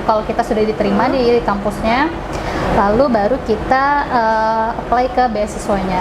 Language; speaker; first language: Indonesian; native; Indonesian